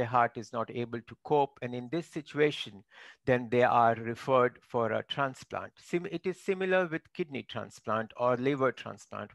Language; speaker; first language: English; non-native, local second language; Marathi